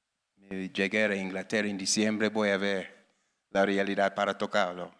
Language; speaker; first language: Spanish; non-native, learner; English